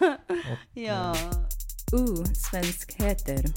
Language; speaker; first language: Swedish; non-native, fluent; Tigrinya